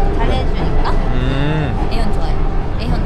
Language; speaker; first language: Korean; non-native, learner; Japanese